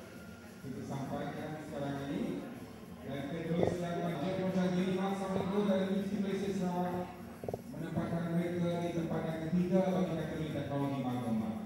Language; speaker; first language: Malay; native; Malay